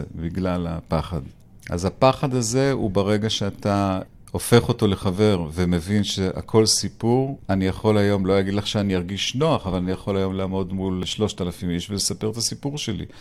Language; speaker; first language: Hebrew; native; Hebrew